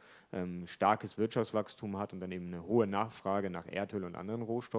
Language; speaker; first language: German; native; German